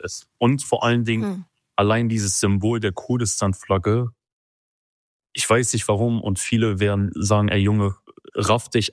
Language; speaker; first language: German; early bilingual, other home language; Kurdish